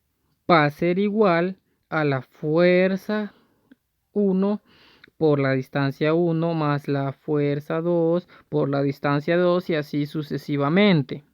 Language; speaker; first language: Spanish; native; Spanish